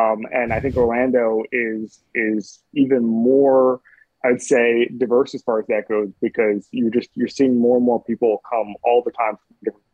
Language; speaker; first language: English; native; English